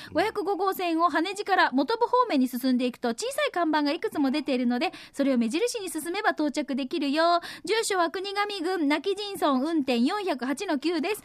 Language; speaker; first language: Japanese; native; Japanese